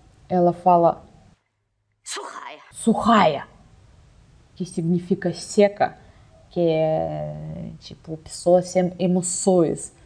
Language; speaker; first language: Portuguese; non-native, fluent; Russian